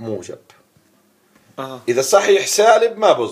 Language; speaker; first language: Arabic; native; Arabic